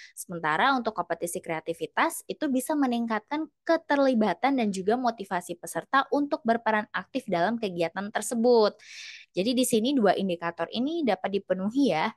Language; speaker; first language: Indonesian; native; Indonesian